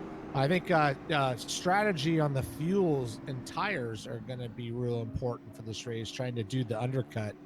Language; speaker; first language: English; native; English